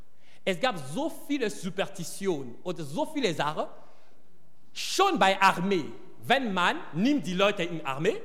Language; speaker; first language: German; non-native, fluent; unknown